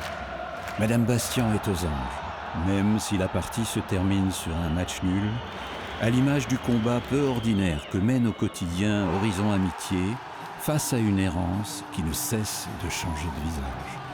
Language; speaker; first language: French; native; French